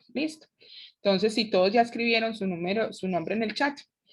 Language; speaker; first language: Spanish; native; Spanish